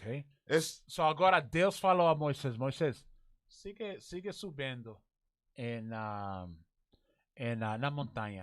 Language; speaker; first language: Portuguese; non-native, learner; English